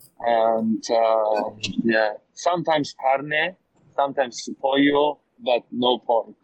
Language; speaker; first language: English; non-native, learner; German